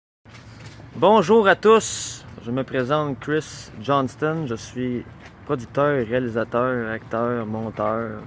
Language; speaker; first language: French; native; French